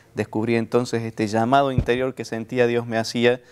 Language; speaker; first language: Spanish; native; Spanish